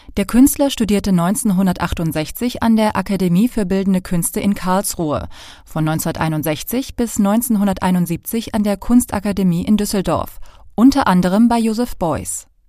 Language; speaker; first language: German; native; German